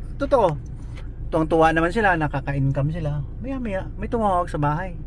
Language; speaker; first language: Filipino; non-native, local second language; Hiligaynon